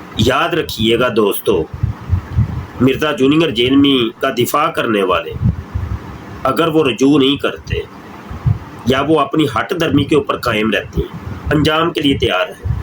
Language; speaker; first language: Urdu; non-native, local second language; Punjabi